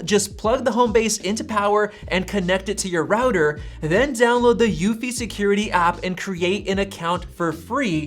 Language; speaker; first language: English; native; English